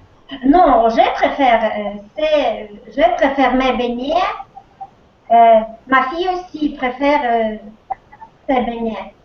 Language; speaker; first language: French; non-native, learner; Russian